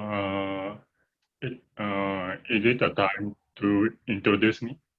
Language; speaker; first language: English; non-native, learner; Japanese